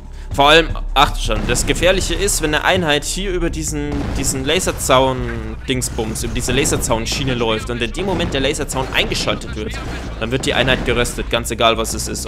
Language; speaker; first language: German; native; German